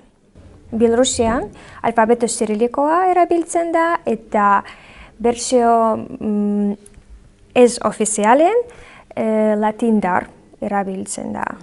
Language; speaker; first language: Basque; non-native, learner; Belarusian